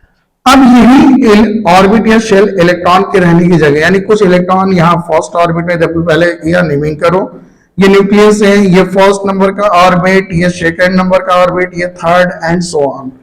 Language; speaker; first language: Hindi; native; Hindi